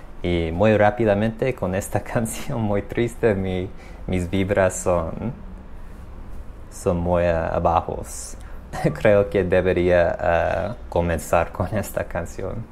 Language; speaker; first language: Spanish; non-native, learner; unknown